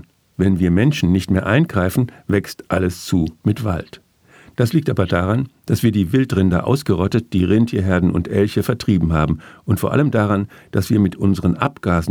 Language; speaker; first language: German; native; German